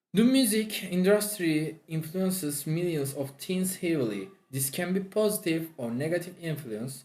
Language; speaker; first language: English; non-native, fluent; Turkish